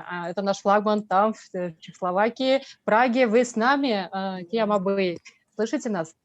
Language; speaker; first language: Russian; native; Russian